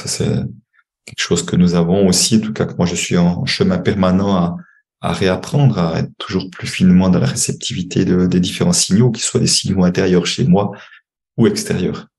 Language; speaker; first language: French; native; French